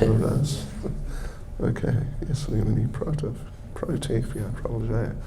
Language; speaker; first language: Russian; non-native, learner; English